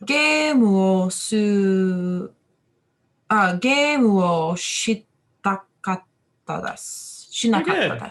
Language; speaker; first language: Japanese; non-native, learner; English